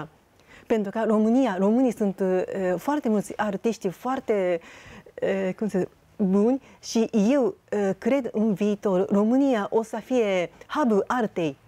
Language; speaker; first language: Romanian; non-native, fluent; Japanese